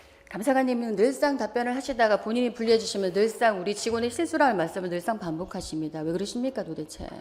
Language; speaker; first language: Korean; native; Korean